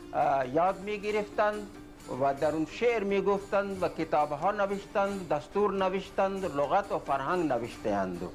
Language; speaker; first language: Persian; non-native, fluent; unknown